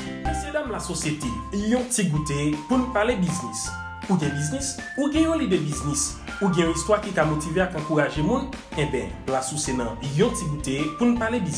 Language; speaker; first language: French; non-native, local second language; Haitian Creole